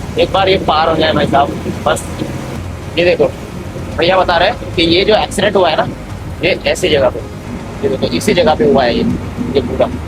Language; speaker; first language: Hindi; non-native, local second language; Kannada